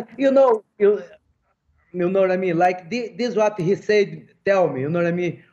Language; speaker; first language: English; non-native, fluent; Portuguese